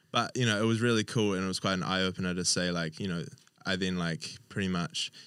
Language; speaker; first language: English; native; English